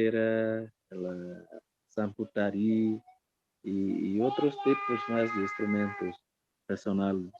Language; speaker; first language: Spanish; non-native, fluent; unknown